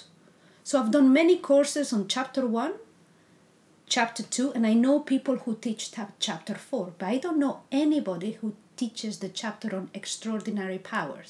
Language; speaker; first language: English; non-native, fluent; Spanish